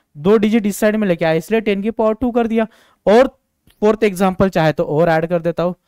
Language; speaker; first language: Hindi; non-native, local second language; Marathi